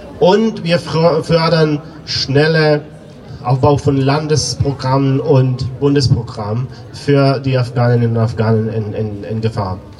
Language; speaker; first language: German; non-native, fluent; Persian